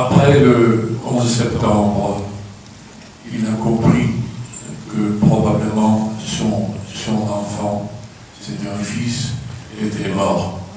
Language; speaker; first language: French; non-native, fluent; Swedish